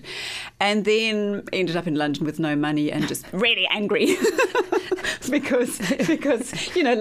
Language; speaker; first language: English; native; English